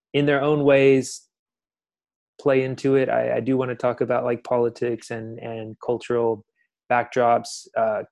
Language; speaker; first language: English; native; English